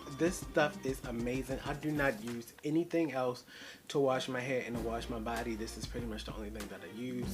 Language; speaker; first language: English; native; English